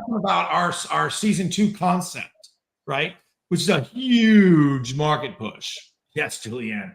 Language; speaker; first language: English; native; English